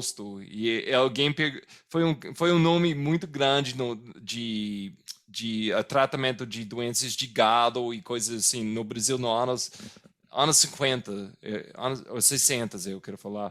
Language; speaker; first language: Portuguese; non-native, fluent; English